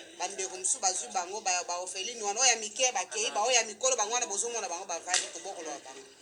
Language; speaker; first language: Lingala; native; Lingala